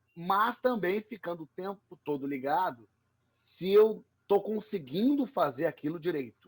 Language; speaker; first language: Portuguese; native; Portuguese